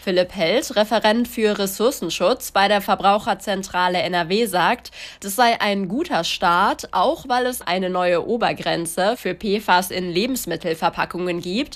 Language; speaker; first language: German; native; German